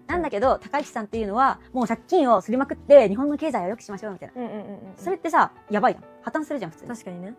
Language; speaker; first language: Japanese; native; Japanese